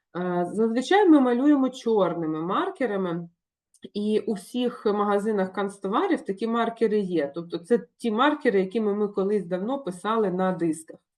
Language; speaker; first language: Ukrainian; non-native, local second language; Russian